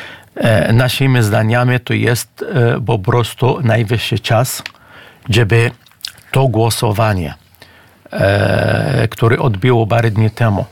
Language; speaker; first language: Polish; non-native, fluent; Arabic